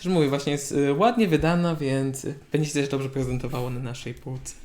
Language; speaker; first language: Polish; native; Polish